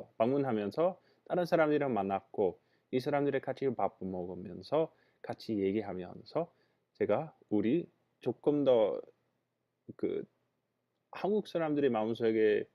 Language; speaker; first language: Korean; non-native, fluent; English